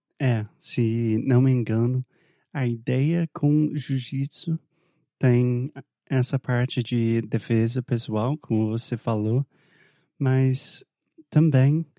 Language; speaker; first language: Portuguese; non-native, fluent; English